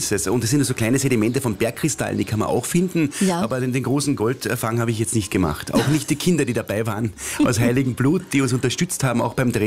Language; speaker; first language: German; native; German